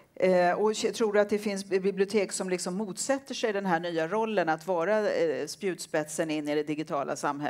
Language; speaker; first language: Swedish; native; Swedish